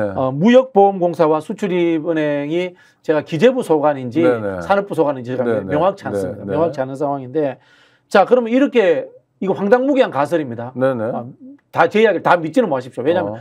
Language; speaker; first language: Korean; native; Korean